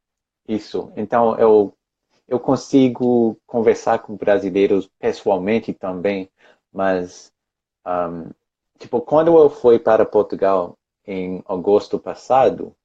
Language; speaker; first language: Portuguese; non-native, fluent; English